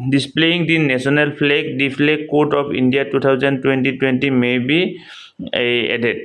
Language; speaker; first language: English; non-native, local second language; Assamese